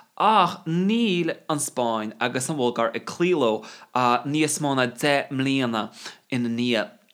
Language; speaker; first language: Irish; non-native, local second language; English